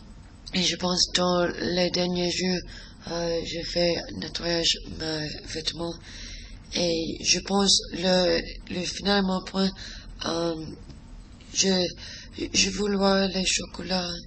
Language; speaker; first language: French; non-native, learner; English